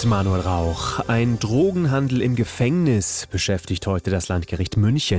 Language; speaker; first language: German; native; German